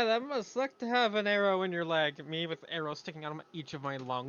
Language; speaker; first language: English; native; English